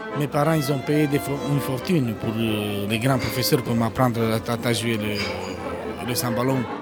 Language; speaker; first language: French; non-native, fluent; Romanian